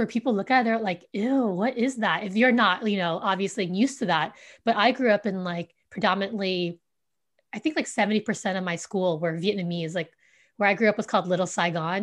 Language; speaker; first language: English; early bilingual, other home language; Vietnamese